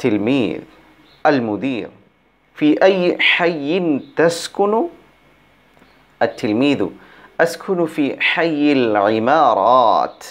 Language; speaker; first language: Arabic; non-native, fluent; Bangla